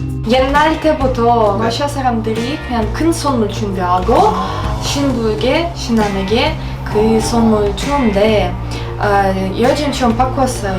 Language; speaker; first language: Korean; non-native, learner; Russian